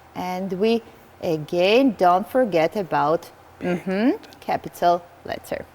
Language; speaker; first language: English; non-native, fluent; Georgian